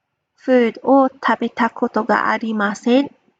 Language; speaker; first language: Japanese; non-native, fluent; English